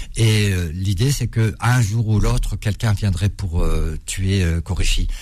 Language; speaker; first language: French; early bilingual, other home language; Arabic